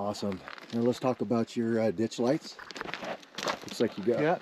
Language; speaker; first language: English; native; English